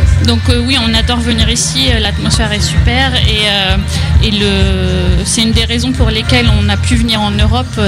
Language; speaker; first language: French; native; French